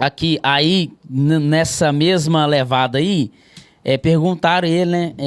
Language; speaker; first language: Portuguese; native; Portuguese